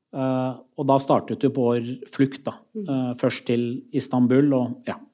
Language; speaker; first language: Norwegian; early bilingual, other home language; Persian